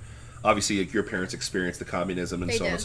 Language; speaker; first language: English; native; English